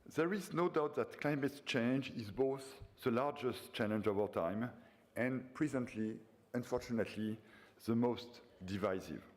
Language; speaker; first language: English; non-native, fluent; French